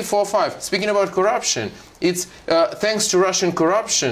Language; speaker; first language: English; non-native, fluent; Russian